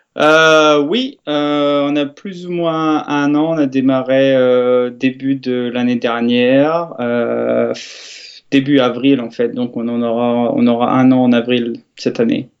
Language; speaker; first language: French; native; French